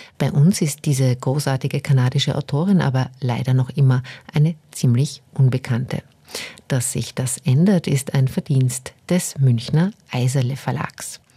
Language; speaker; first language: German; native; German